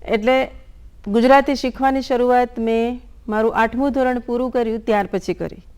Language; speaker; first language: Gujarati; non-native, local second language; Bangla